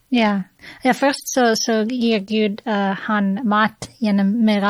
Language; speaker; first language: Norwegian; non-native, fluent; English